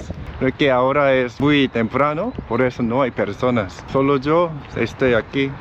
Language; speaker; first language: Spanish; non-native, fluent; Korean